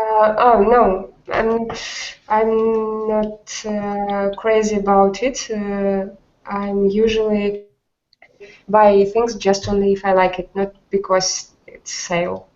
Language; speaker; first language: English; non-native, learner; Russian